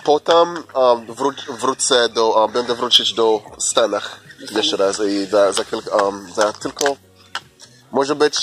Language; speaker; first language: Polish; non-native, learner; Haitian Creole